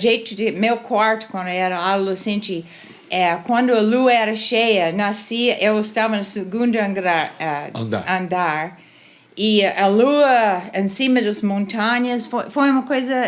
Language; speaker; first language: Portuguese; non-native, fluent; English